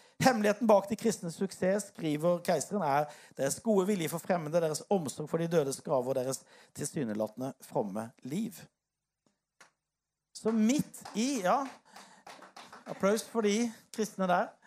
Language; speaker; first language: Norwegian; native; Norwegian